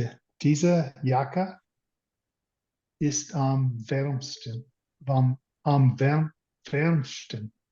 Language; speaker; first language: German; non-native, learner; English